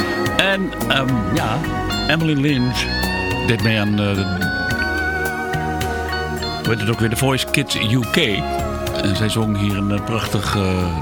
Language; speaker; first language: Dutch; native; Dutch